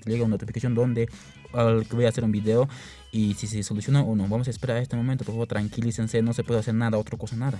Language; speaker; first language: Spanish; non-native, local second language; Quechua